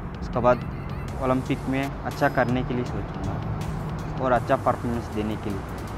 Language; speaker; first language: Hindi; non-native, local second language; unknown